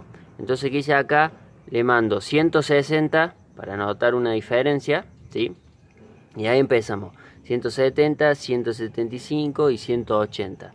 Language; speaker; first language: Spanish; native; Spanish